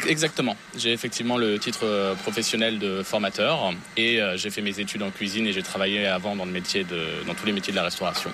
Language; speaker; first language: French; native; French